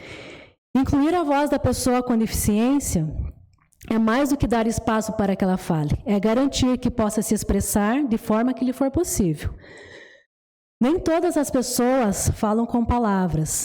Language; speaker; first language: Portuguese; native; Portuguese